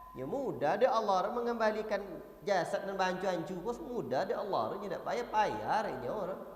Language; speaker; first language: Malay; non-native, local second language; Minangkabau